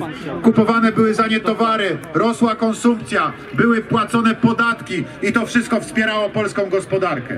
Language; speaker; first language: Polish; native; Polish